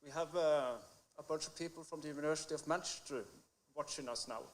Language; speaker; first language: English; non-native, fluent; Norwegian